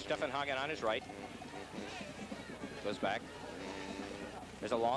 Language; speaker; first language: English; native; English